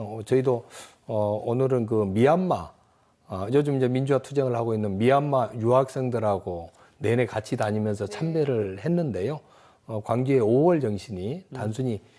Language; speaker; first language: Korean; native; Korean